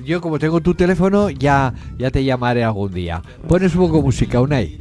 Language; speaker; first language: Spanish; native; Spanish